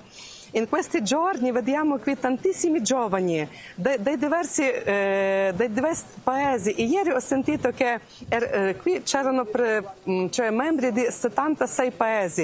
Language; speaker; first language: Italian; non-native, fluent; Ukrainian